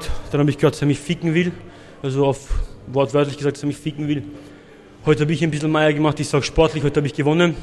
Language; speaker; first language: German; native; German